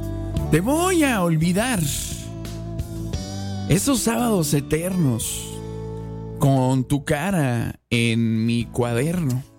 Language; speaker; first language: Spanish; native; Spanish